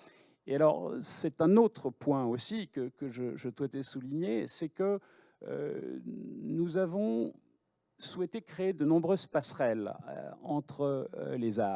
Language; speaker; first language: French; native; French